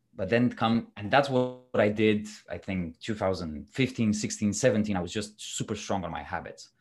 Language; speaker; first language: English; non-native, fluent; Romanian